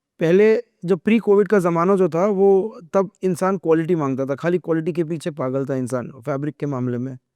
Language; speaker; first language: Hindi; non-native, local second language; Gujarati